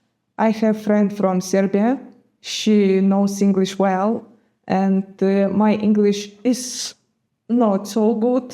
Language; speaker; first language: English; non-native, fluent; Gagauz